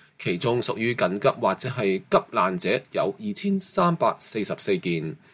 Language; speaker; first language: Chinese; non-native, local second language; Cantonese